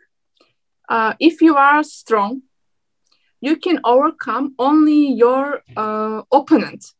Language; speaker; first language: English; non-native, learner; Turkmen